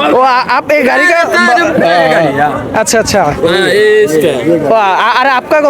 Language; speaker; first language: Hindi; non-native, fluent; Bangla